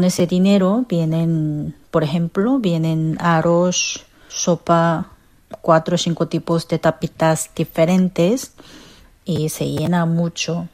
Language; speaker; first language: Spanish; non-native, fluent; Korean